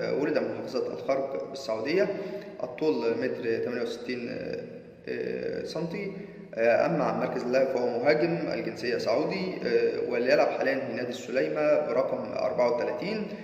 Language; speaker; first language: Arabic; native; Arabic